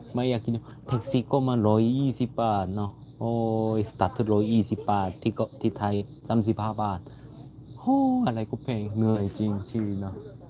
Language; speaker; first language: Thai; non-native, learner; Korean